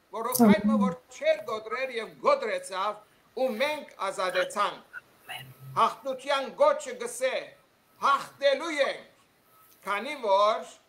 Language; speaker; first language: Armenian; early bilingual, heritage; Armenian